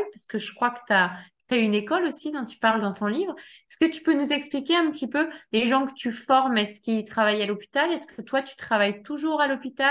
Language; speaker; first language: French; native; French